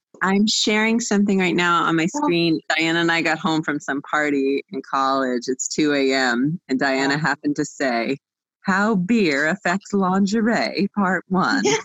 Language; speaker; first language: English; native; English